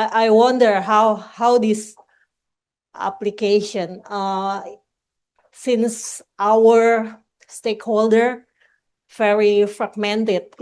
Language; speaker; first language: English; non-native, local second language; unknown